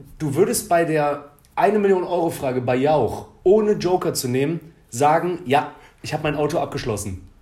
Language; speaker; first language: German; native; German